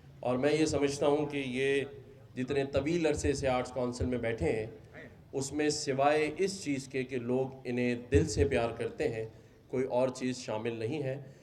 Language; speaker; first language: Urdu; native; Urdu